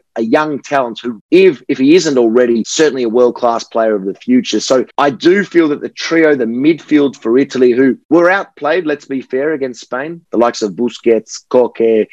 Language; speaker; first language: English; native; English